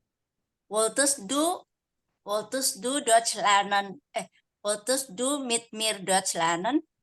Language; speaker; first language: German; non-native, learner; Indonesian